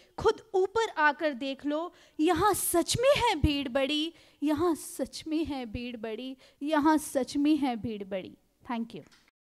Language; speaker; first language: Hindi; native; Hindi